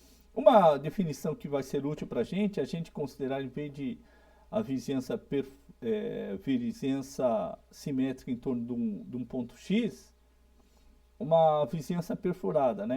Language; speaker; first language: Portuguese; native; Portuguese